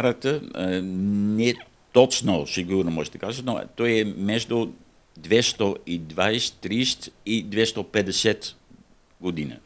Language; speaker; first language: Bulgarian; non-native, learner; Dutch